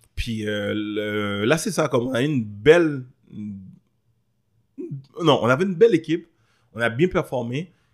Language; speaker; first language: French; early bilingual, other home language; Haitian Creole